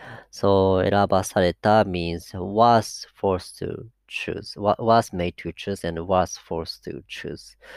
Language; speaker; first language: English; non-native, fluent; Japanese